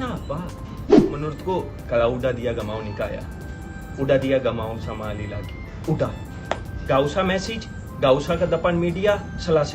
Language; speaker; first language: Indonesian; non-native, fluent; Hindi